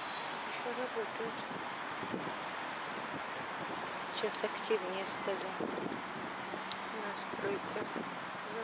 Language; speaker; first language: Russian; native; Russian